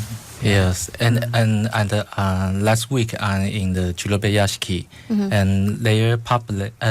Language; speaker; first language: English; non-native, fluent; Chinese